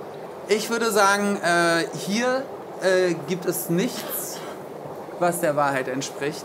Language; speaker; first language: German; native; German